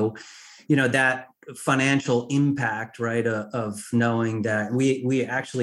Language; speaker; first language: English; native; English